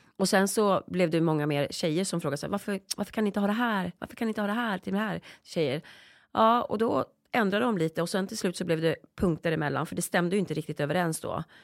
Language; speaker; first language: Swedish; early bilingual, other home language; Polish